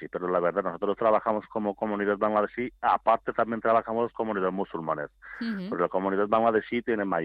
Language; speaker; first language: Spanish; non-native, learner; Bangla